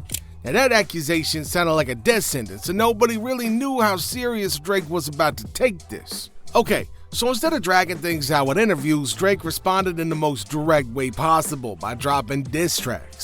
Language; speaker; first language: English; native; English